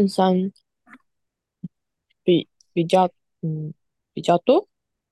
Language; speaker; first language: Chinese; non-native, learner; Japanese